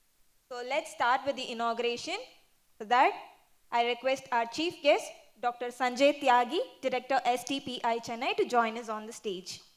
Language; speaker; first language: English; non-native, local second language; Tamil